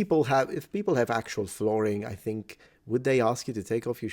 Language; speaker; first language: English; non-native, fluent; Italian